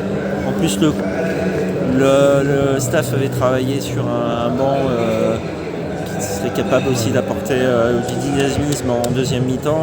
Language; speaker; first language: French; native; French